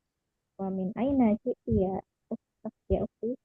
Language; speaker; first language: Arabic; non-native, learner; Indonesian